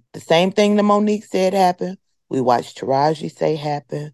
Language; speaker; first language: English; native; English